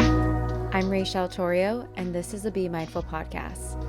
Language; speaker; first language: English; native; English